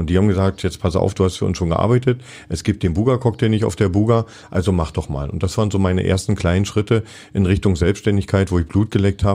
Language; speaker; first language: German; native; German